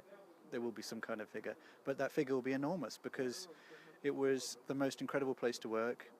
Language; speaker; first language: English; native; English